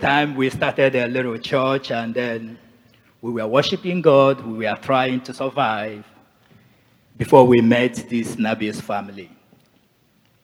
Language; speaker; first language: English; non-native, local second language; Igbo